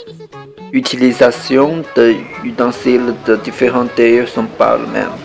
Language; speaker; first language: French; non-native, learner; Chinese